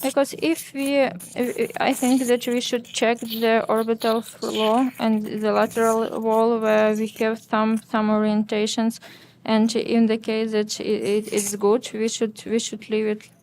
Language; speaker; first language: English; non-native, learner; Ukrainian